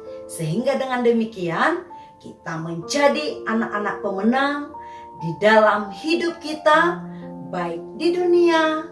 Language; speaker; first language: Indonesian; native; Indonesian